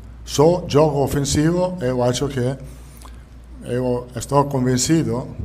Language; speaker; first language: Portuguese; non-native, learner; Italian